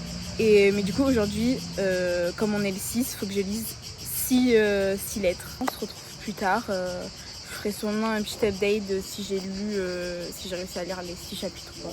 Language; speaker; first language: French; native; French